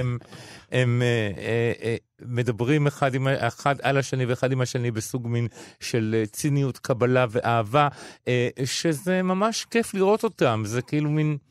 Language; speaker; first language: Hebrew; native; Hebrew